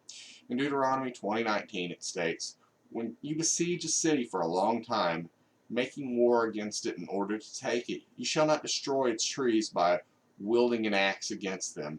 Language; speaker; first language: English; native; English